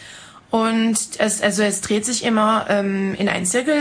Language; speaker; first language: German; non-native, fluent; French